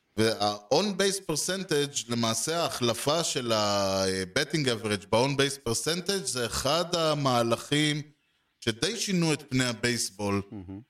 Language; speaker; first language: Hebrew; native; Hebrew